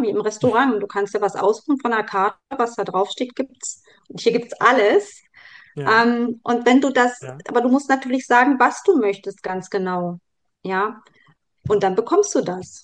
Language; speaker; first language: German; native; German